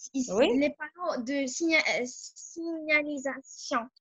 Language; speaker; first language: French; non-native, learner; Arabic